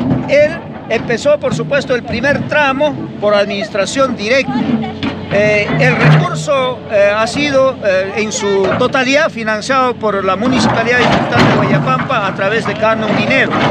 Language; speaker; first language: Spanish; native; Spanish